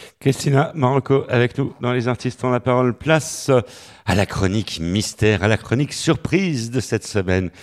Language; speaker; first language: French; native; French